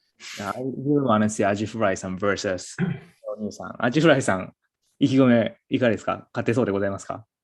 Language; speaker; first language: Japanese; native; Japanese